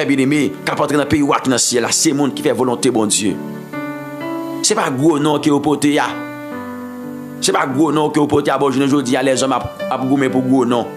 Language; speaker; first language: French; non-native, local second language; Haitian Creole